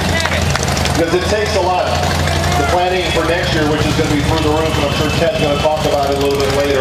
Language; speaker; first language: English; native; English